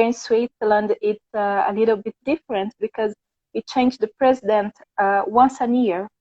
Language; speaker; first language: English; non-native, fluent; Portuguese